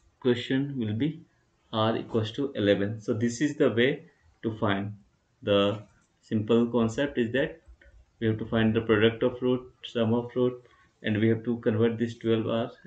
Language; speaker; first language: English; non-native, local second language; Hindi